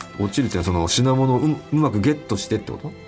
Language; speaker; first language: Japanese; native; Japanese